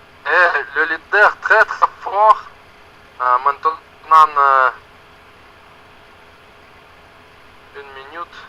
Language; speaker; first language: French; non-native, learner; Russian